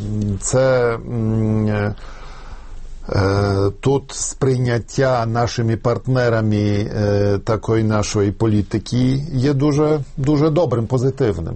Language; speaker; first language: Ukrainian; non-native, fluent; Polish